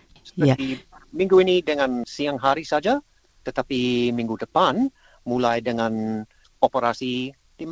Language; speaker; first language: Indonesian; non-native, learner; English